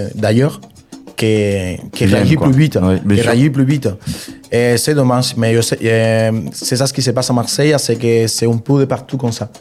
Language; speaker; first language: French; non-native, fluent; Spanish